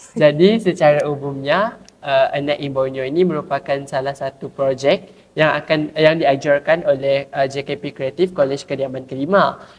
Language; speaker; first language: Malay; non-native, local second language; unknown